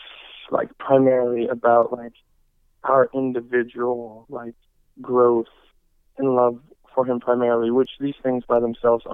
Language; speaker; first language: English; native; English